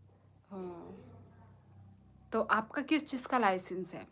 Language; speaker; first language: Hindi; non-native, local second language; Kok Borok